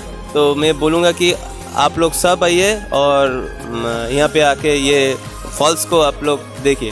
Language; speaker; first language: Hindi; non-native, local second language; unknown